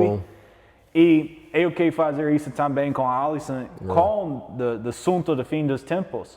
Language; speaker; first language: Portuguese; non-native, learner; English